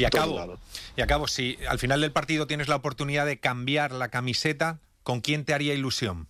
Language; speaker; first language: Spanish; native; Spanish